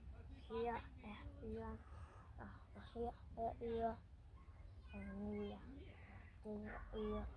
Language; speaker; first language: Danish; early bilingual, other home language; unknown